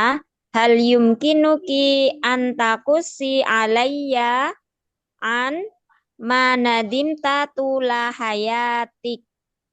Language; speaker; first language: Arabic; non-native, learner; Indonesian